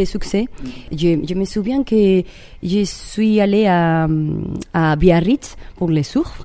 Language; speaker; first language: French; non-native, learner; Spanish